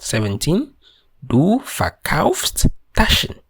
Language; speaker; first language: German; non-native, fluent; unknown